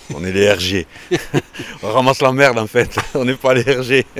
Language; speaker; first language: French; native; French